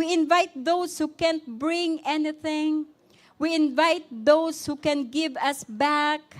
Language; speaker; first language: English; non-native, local second language; Filipino